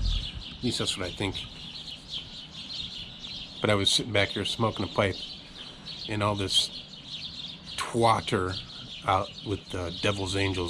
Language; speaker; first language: English; native; English